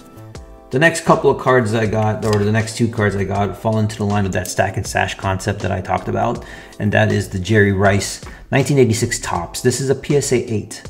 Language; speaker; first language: English; native; English